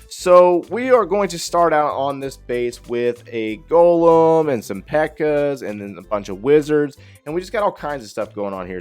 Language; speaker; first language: English; native; English